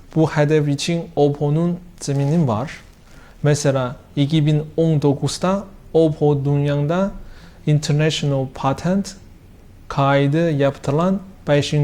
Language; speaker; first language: Turkish; non-native, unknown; Chinese